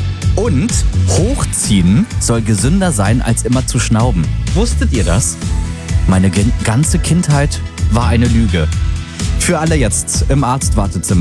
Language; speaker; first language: German; native; German